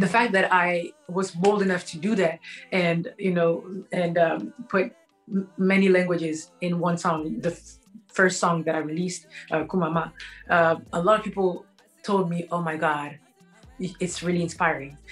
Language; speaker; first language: English; non-native, fluent; French